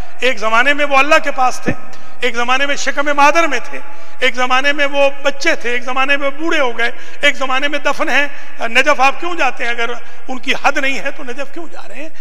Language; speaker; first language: Urdu; native; Urdu